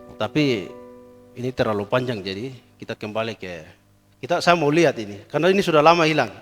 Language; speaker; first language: Indonesian; non-native, local second language; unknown